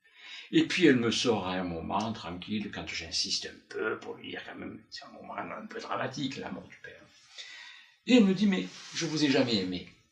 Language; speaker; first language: French; native; French